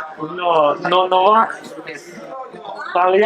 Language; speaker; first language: Italian; non-native, learner; English